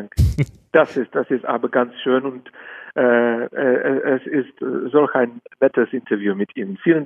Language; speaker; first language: German; non-native, fluent; Czech